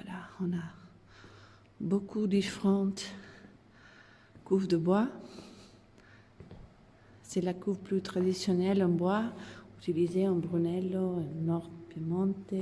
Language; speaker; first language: French; non-native, learner; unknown